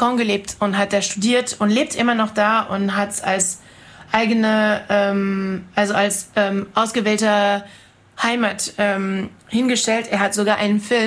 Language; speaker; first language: German; non-native, fluent; French